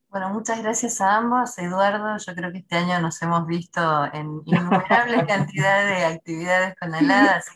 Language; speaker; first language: Spanish; native; Spanish